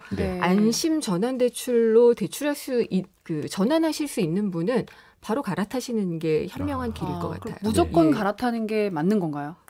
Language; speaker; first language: Korean; native; Korean